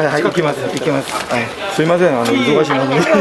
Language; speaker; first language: Japanese; non-native, learner; Korean